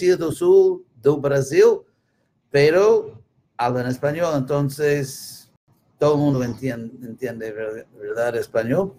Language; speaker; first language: Spanish; non-native, fluent; English